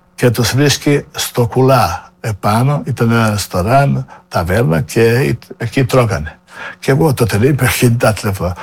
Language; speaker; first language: Greek; non-native, fluent; Serbian